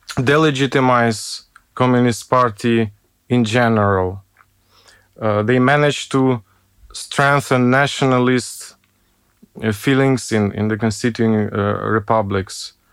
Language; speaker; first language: English; non-native, fluent; Ukrainian